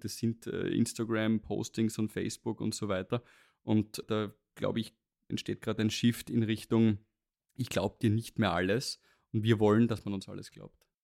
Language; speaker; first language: German; native; German